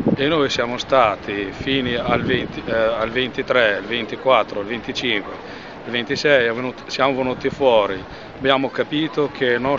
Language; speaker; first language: Italian; non-native, learner; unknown